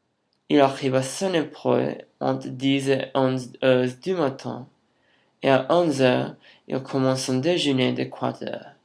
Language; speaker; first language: French; non-native, learner; English